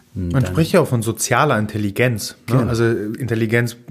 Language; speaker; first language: German; non-native, fluent; Polish